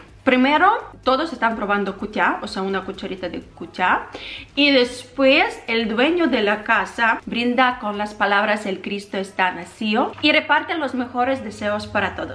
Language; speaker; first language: Spanish; non-native, fluent; Ukrainian